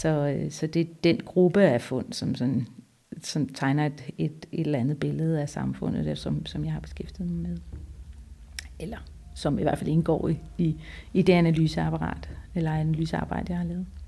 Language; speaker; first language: Danish; native; Danish